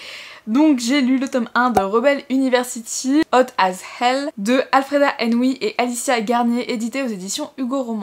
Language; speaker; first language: French; native; French